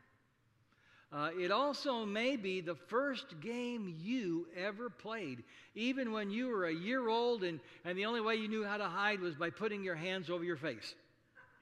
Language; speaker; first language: English; native; English